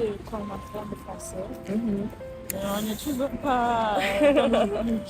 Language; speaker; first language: French; non-native, fluent; German